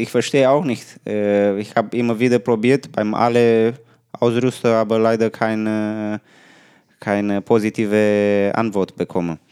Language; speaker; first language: German; non-native, learner; Romanian